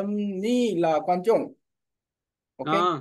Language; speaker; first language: Vietnamese; non-native, learner; Korean